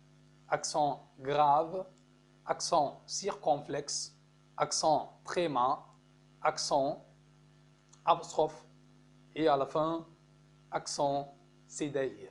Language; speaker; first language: French; non-native, fluent; Arabic